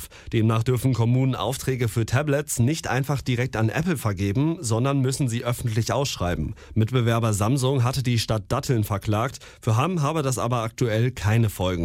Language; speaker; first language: German; native; German